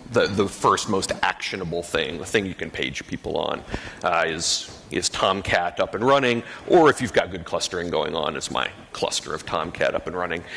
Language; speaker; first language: English; native; English